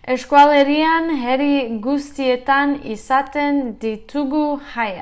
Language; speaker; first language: Basque; non-native, learner; English